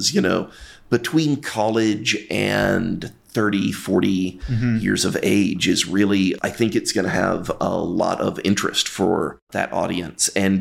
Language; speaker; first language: English; native; English